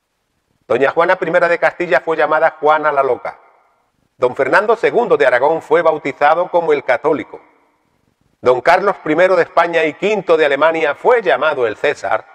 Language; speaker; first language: Spanish; native; Spanish